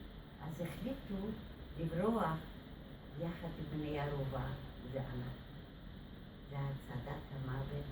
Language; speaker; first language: Hebrew; non-native, fluent; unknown